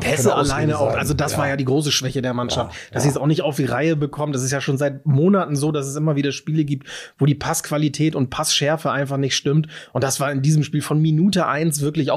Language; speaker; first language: German; native; German